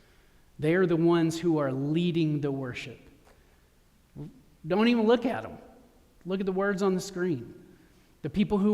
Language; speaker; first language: English; native; English